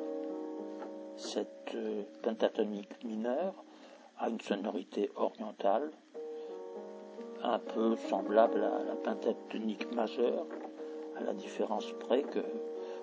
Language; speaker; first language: French; native; French